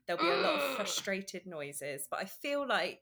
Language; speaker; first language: English; native; English